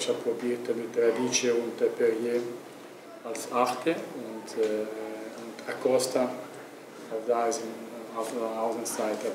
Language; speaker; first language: German; non-native, local second language; Italian